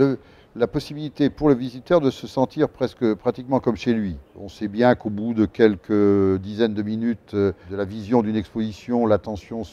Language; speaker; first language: French; native; French